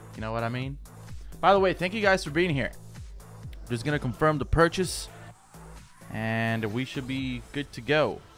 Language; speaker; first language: English; native; English